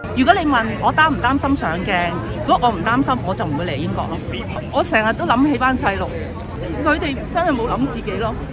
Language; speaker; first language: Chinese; non-native, local second language; Cantonese